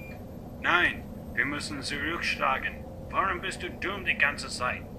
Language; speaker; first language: German; non-native, learner; English